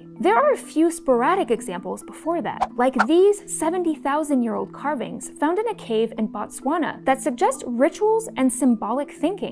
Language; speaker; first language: English; native; English